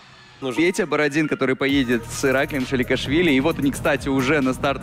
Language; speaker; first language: Russian; native; Russian